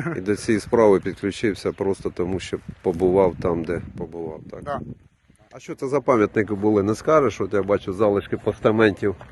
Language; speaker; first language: Ukrainian; native; Ukrainian